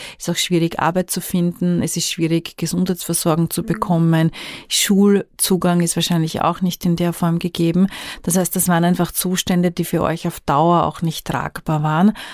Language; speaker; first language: German; native; German